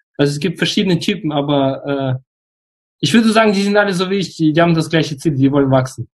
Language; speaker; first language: German; non-native, fluent; Russian